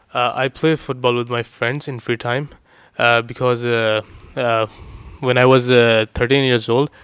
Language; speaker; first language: English; non-native, learner; Urdu